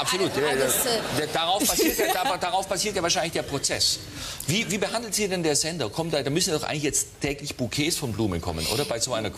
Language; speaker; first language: German; native; German